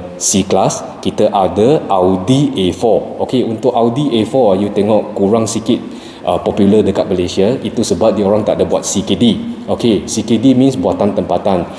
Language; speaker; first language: Malay; non-native, local second language; Chinese